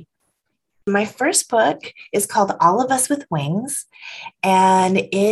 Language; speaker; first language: English; native; English